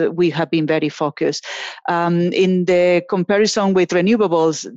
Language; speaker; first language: English; non-native, fluent; Spanish